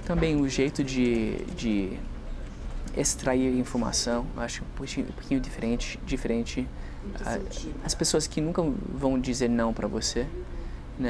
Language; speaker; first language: Portuguese; non-native, fluent; English